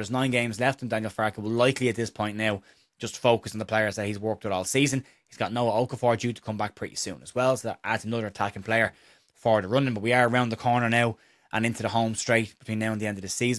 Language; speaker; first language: English; native; English